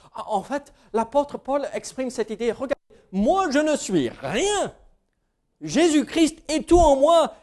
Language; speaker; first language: French; non-native, fluent; English